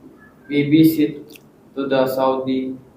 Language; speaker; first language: English; non-native, learner; Filipino